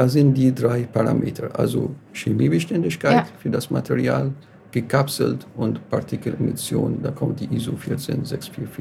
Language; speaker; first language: German; non-native, learner; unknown